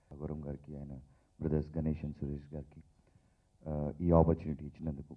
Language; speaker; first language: Telugu; native; Telugu